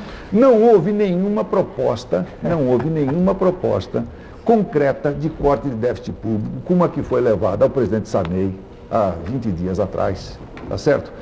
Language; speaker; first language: Portuguese; native; Portuguese